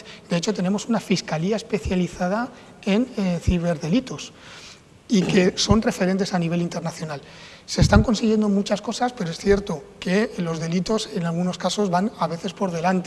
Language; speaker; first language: Spanish; native; Spanish